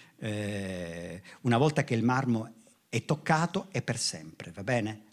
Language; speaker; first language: Italian; native; Italian